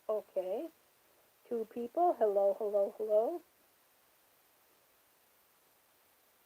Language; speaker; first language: English; native; English